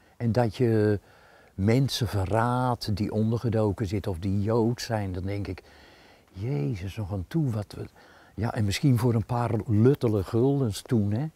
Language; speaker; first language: Dutch; native; Dutch